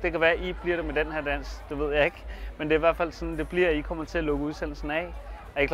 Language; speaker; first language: Danish; native; Danish